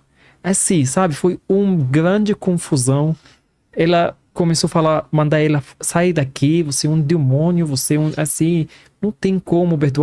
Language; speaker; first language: Portuguese; non-native, fluent; Arabic